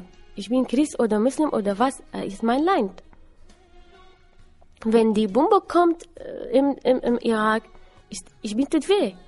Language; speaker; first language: German; non-native, learner; Assyrian Neo-Aramaic